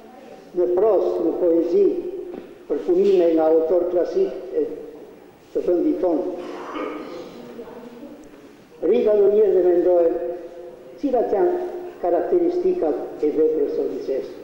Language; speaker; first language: Albanian; native; Albanian